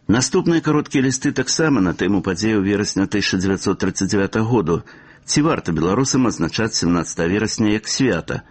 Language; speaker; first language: Belarusian; native; Belarusian